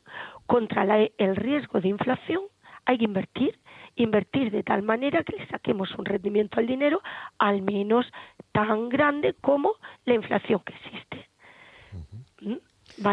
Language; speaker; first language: Spanish; native; Spanish